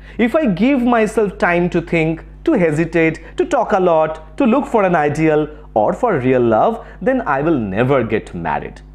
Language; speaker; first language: English; non-native, local second language; Bangla